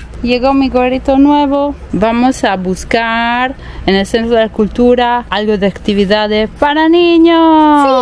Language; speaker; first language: Spanish; non-native, fluent; Italian